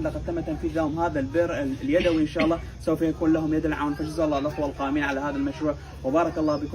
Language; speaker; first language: Arabic; native; Arabic